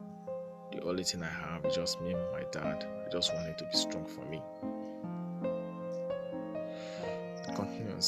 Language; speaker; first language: English; non-native, local second language; Igbo